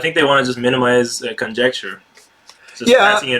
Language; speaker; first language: English; native; English